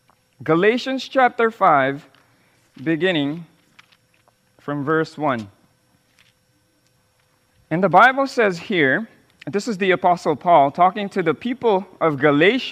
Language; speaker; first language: English; non-native, local second language; Filipino